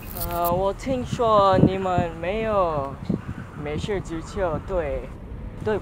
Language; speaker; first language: Chinese; non-native, learner; English